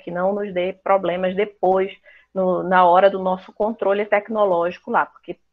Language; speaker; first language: Portuguese; native; Portuguese